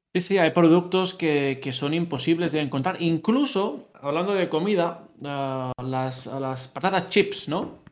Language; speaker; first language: Spanish; native; Spanish